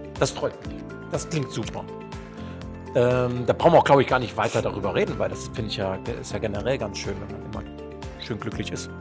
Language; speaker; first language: German; native; German